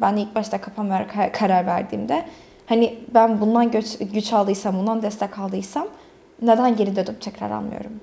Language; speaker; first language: Turkish; early bilingual, other home language; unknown